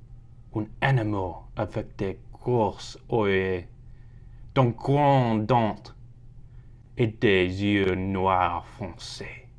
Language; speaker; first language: French; non-native, learner; English